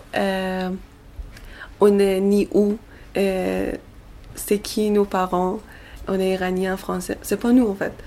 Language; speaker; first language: French; non-native, learner; Persian